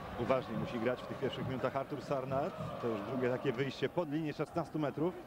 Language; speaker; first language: Polish; native; Polish